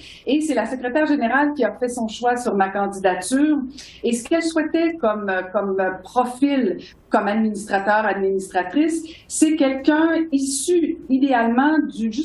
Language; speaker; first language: French; native; French